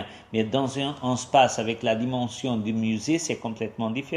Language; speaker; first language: French; non-native, fluent; Portuguese